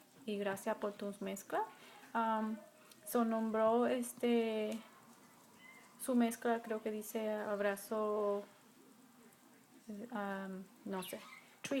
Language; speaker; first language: Spanish; early bilingual, heritage; Spanish